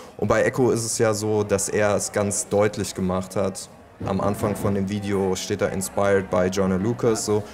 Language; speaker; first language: German; native; German